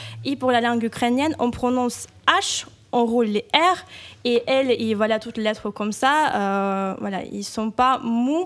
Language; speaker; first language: French; non-native, fluent; Ukrainian